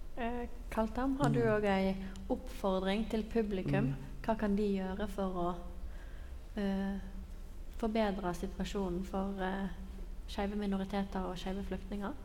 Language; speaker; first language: Norwegian; native; Norwegian